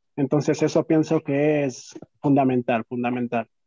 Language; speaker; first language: Spanish; native; Spanish